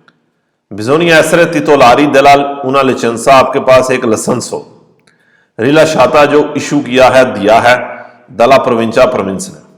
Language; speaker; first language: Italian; non-native, fluent; Urdu